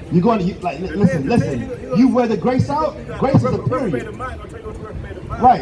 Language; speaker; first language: English; native; English